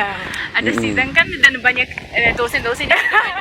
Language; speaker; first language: Indonesian; non-native, learner; Japanese